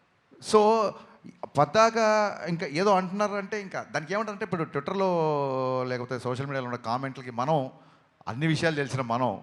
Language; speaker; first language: Telugu; native; Telugu